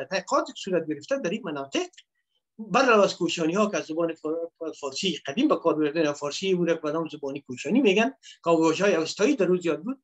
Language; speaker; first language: Persian; native; Persian